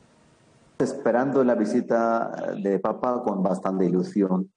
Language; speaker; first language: Spanish; non-native, fluent; Malayalam